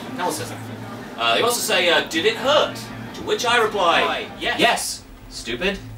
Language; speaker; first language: English; native; English